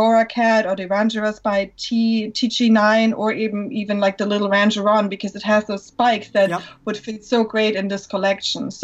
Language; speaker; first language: English; non-native, fluent; German